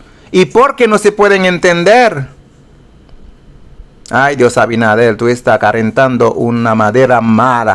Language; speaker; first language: Spanish; non-native, fluent; Haitian Creole